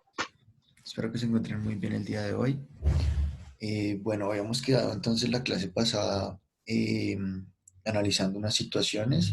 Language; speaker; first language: Spanish; native; Spanish